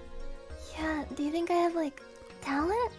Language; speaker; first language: English; native; English